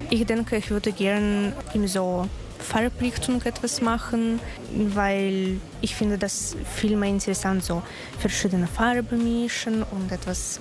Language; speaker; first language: German; non-native, learner; Russian